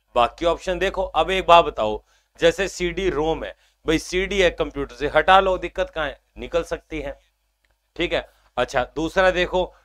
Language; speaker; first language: Hindi; native; Hindi